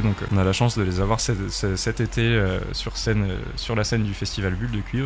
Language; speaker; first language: French; native; French